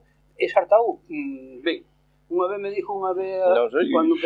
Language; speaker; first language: Spanish; non-native, local second language; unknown